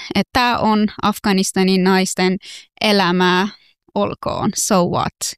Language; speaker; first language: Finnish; non-native, fluent; Persian